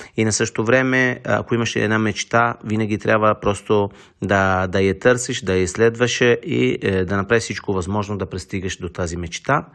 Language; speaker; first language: Bulgarian; non-native, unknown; Italian